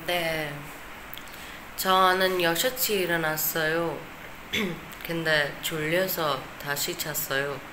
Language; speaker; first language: Korean; non-native, learner; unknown